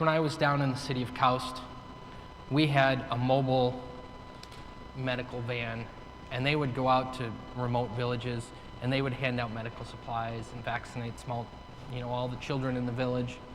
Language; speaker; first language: English; native; English